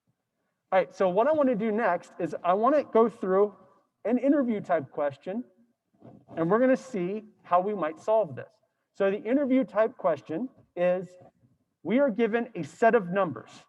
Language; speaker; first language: English; native; English